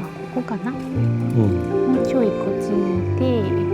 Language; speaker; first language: Japanese; non-native, fluent; Chinese